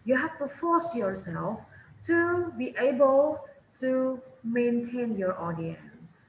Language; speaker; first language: English; non-native, fluent; Indonesian